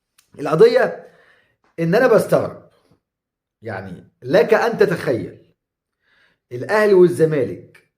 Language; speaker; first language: Arabic; native; Arabic